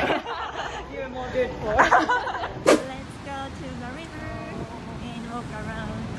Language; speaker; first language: English; non-native, fluent; Japanese